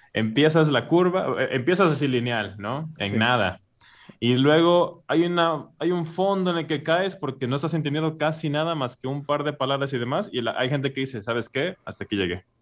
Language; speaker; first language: Spanish; native; Spanish